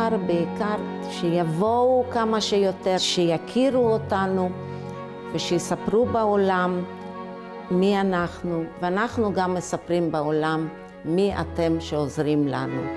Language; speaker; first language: Hebrew; early bilingual, other home language; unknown